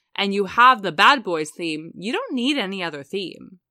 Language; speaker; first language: English; native; English